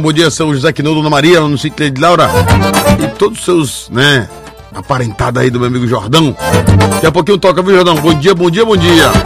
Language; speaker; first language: Portuguese; native; Portuguese